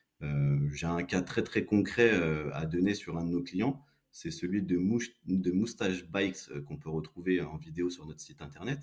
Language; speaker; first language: French; native; French